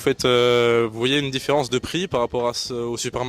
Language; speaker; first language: French; native; French